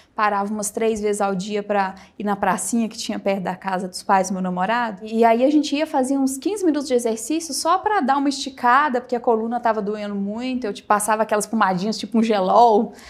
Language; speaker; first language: Portuguese; native; Portuguese